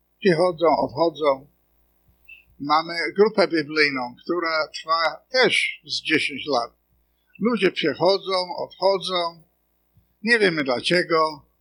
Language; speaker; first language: Polish; non-native, fluent; English